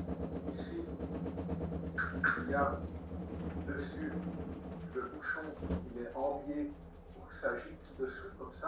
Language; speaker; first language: French; native; French